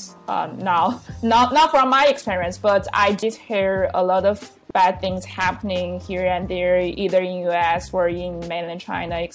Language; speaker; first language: English; non-native, fluent; Chinese